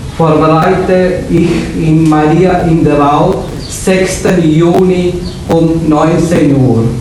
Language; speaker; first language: German; non-native, learner; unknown